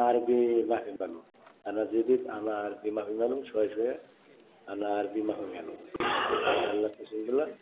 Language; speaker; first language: Arabic; non-native, learner; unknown